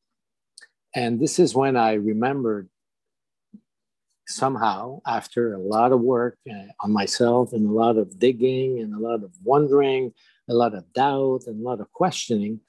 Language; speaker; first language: English; non-native, fluent; French